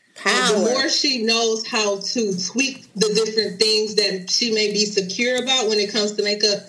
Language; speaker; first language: English; native; English